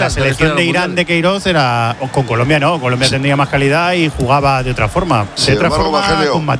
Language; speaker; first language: Spanish; native; Spanish